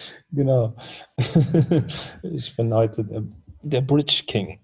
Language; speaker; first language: German; native; German